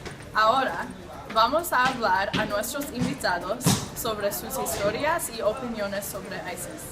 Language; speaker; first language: Spanish; non-native, learner; English